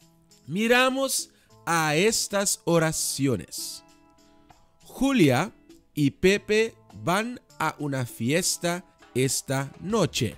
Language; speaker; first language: Spanish; non-native, fluent; Dutch